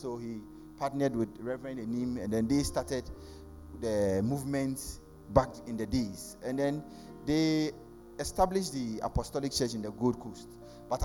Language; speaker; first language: English; non-native, local second language; Akan